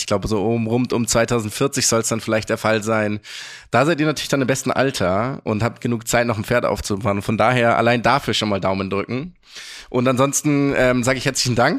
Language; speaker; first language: German; native; German